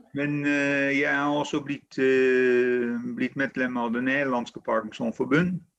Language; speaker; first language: Norwegian; non-native, fluent; Dutch